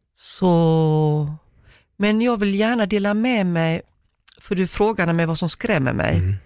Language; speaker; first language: Swedish; early bilingual, other home language; Croatian